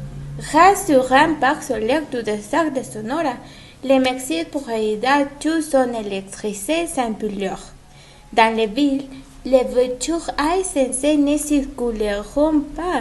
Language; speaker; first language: French; non-native, learner; Spanish